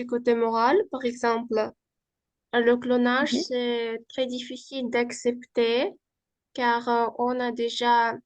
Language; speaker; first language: French; non-native, fluent; Uzbek